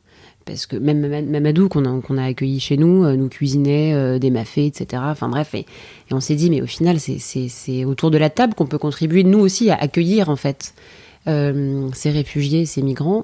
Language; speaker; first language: French; native; French